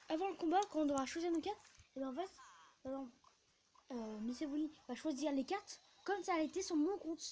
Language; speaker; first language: French; native; French